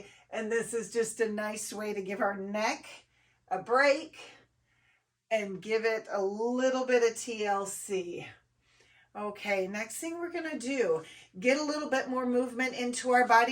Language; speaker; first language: English; native; English